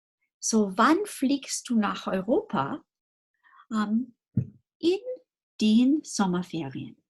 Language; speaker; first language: German; non-native, fluent; English